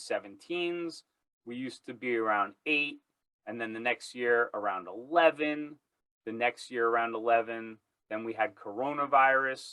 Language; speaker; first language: English; native; English